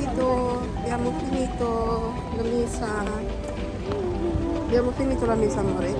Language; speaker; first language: Italian; non-native, fluent; Filipino